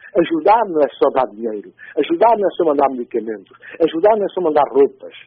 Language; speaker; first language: Portuguese; non-native, local second language; Upper Guinea Crioulo